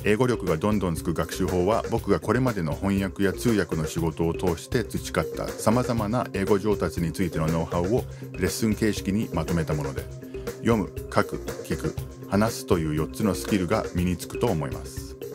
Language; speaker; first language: Japanese; early bilingual, other home language; English